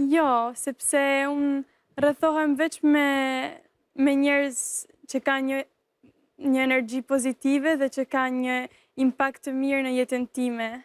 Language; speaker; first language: Albanian; early bilingual, heritage; Albanian